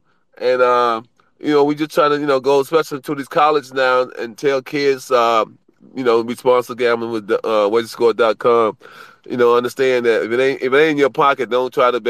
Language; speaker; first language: English; native; English